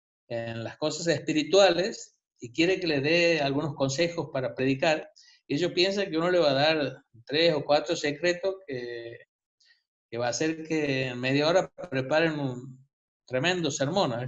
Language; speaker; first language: Spanish; native; Spanish